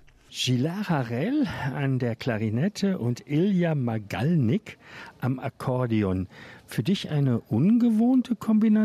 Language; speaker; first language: German; native; German